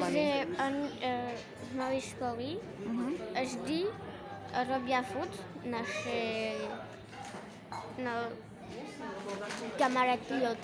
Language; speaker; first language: Slovak; early bilingual, heritage; Slovak